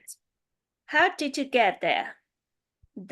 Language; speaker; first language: English; non-native, fluent; Vietnamese